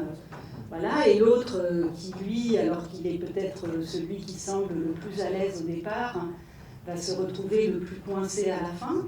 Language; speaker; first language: French; native; French